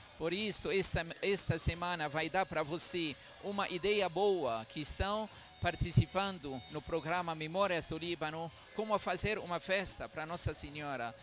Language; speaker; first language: Portuguese; non-native, fluent; Arabic